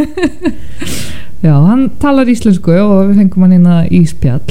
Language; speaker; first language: Icelandic; non-native, fluent; Polish